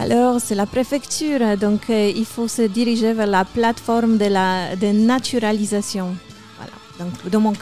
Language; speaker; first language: French; non-native, fluent; Polish